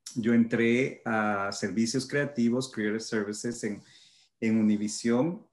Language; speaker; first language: Spanish; early bilingual, heritage; Spanish